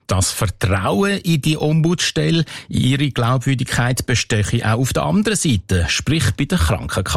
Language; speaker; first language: German; native; German